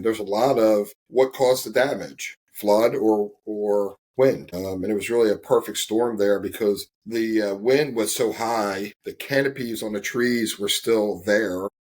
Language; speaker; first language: English; native; English